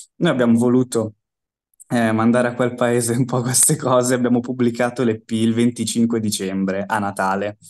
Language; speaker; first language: Italian; native; Italian